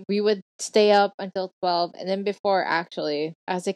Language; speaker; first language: English; non-native, local second language; Filipino